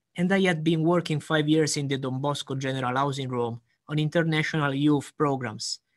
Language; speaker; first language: English; non-native, fluent; Italian